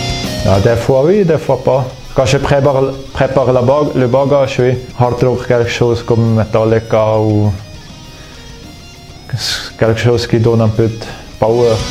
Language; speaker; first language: French; non-native, local second language; German